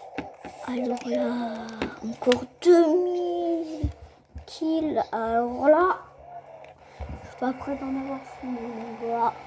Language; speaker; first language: French; native; French